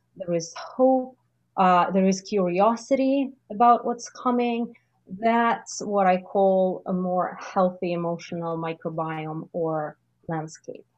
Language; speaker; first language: English; non-native, fluent; Russian